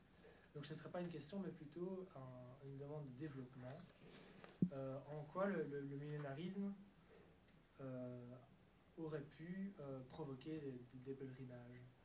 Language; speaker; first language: French; native; French